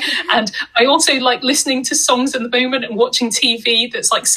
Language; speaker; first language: English; native; English